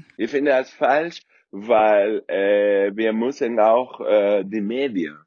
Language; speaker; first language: German; non-native, fluent; Spanish